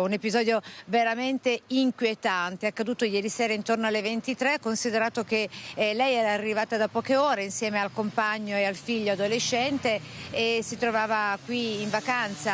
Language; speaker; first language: Italian; native; Italian